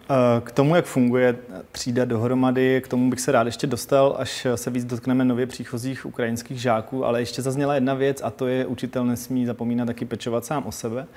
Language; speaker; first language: Czech; native; Czech